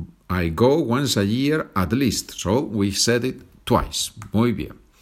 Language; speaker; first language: English; non-native, fluent; Spanish